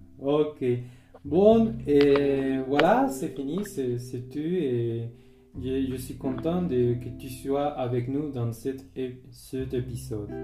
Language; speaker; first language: French; non-native, fluent; Spanish